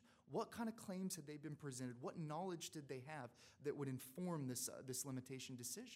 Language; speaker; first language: English; native; English